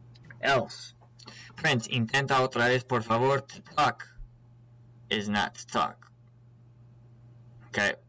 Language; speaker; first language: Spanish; non-native, learner; English